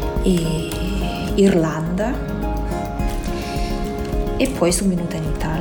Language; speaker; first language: Italian; non-native, fluent; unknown